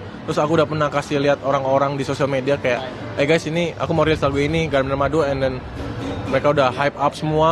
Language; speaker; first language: Indonesian; native; Indonesian